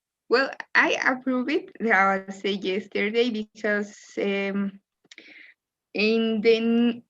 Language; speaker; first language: English; non-native, learner; Spanish